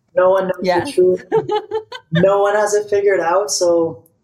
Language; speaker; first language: English; non-native, fluent; Bulgarian